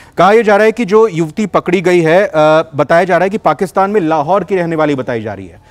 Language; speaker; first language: Hindi; native; Hindi